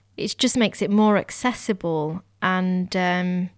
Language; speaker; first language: English; native; English